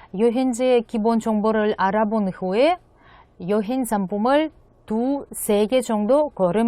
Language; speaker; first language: Korean; non-native, fluent; Russian